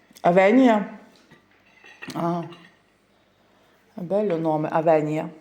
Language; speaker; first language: Italian; non-native, learner; Ukrainian